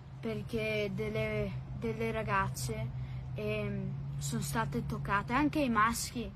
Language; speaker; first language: Italian; early bilingual, heritage; Italian